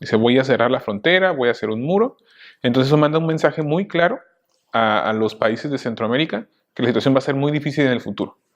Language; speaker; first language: Spanish; native; Spanish